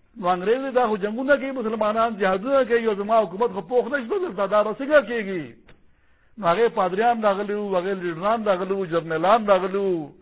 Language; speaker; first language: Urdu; non-native, local second language; Pashto